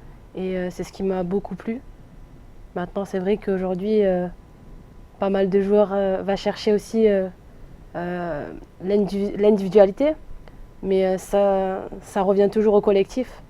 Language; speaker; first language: French; native; French